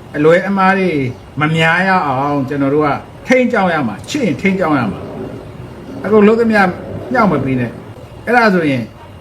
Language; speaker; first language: Burmese; native; Burmese